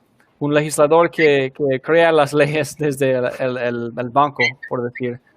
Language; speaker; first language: Spanish; early bilingual, heritage; Spanish